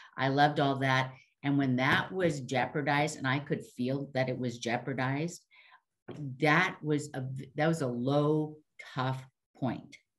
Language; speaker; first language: English; native; English